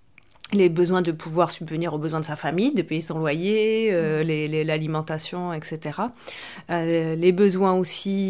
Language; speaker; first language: French; native; French